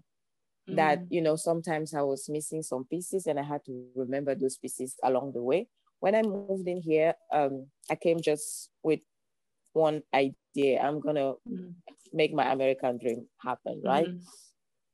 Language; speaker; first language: English; non-native, local second language; French